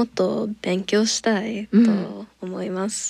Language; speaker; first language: Japanese; non-native, learner; English